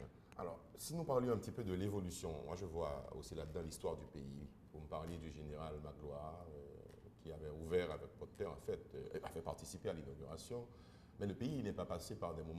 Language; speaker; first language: French; non-native, local second language; Haitian Creole